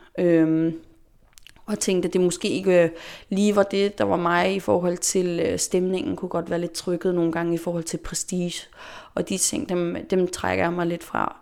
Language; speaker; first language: Danish; non-native, local second language; Faroese